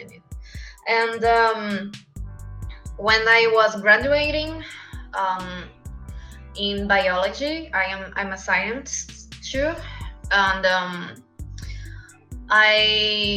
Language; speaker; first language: English; non-native, fluent; Portuguese